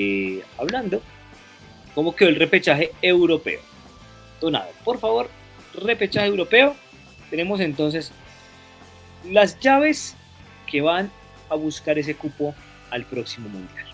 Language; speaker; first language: Spanish; native; Spanish